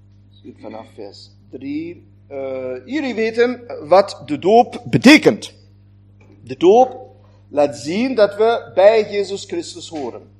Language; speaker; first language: Dutch; non-native, fluent; German